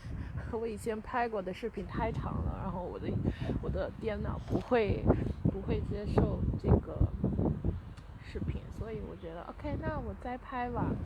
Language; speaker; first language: Chinese; early bilingual, heritage; Chinese